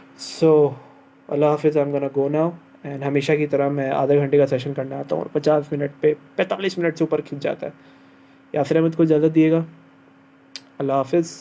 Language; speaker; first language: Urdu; native; Urdu